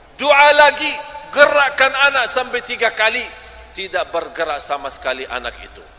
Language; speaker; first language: Malay; non-native, fluent; Arabic